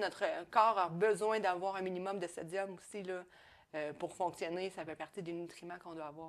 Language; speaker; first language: French; native; French